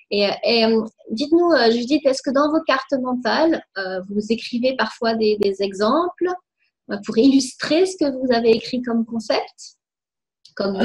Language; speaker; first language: French; native; French